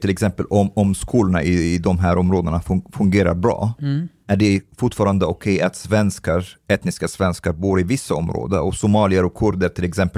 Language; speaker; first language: Swedish; early bilingual, other home language; Arabic